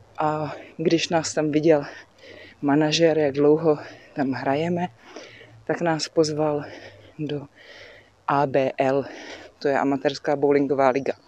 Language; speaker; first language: Czech; native; Czech